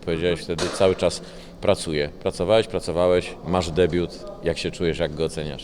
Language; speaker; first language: Polish; native; Polish